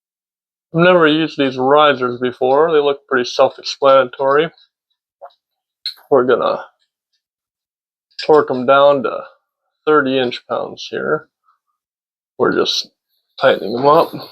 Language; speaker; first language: English; native; English